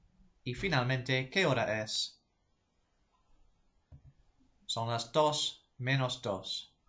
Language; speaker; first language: Spanish; non-native, fluent; English